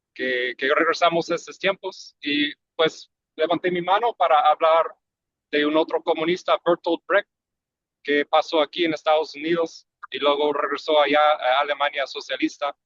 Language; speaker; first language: Spanish; early bilingual, heritage; English